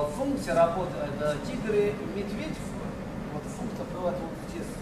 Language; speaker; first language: Russian; non-native, learner; Chinese